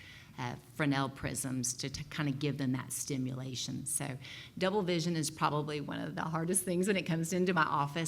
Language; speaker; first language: English; native; English